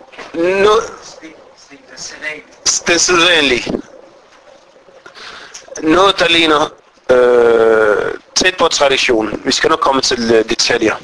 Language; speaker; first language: Danish; non-native, fluent; Arabic